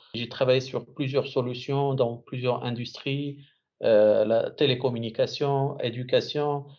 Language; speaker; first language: French; non-native, local second language; Arabic